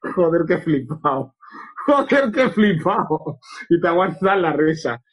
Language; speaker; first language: Spanish; native; Spanish